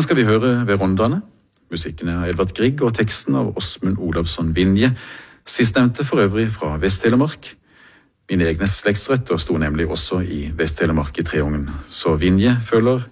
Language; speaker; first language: Norwegian; native; Norwegian